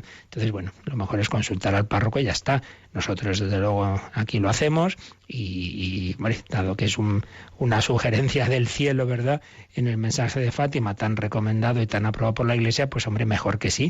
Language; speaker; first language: Spanish; native; Spanish